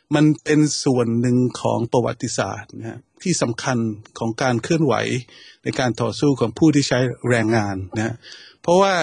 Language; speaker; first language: Thai; native; Thai